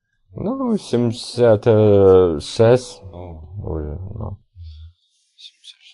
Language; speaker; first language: Russian; non-native, learner; Chinese